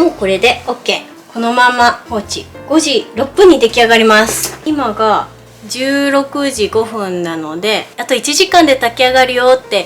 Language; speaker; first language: Japanese; native; Japanese